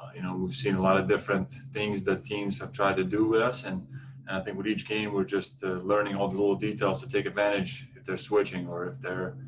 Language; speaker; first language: English; non-native, fluent; Latvian